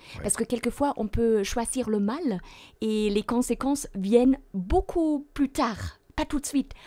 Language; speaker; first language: French; non-native, fluent; German